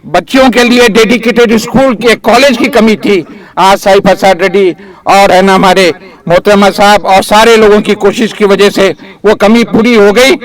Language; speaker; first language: Urdu; native; Urdu